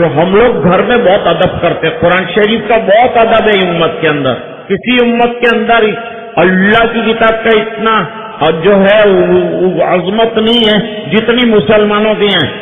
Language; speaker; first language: Urdu; non-native, local second language; Gujarati